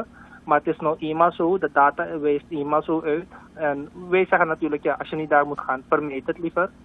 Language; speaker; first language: Dutch; native; Dutch